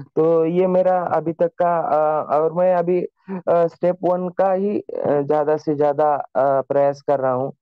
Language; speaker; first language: Hindi; non-native, local second language; Marathi